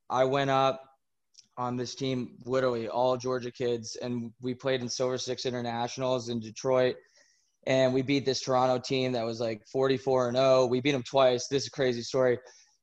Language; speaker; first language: English; native; English